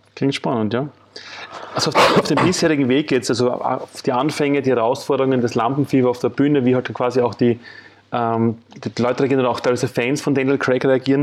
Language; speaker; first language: German; native; German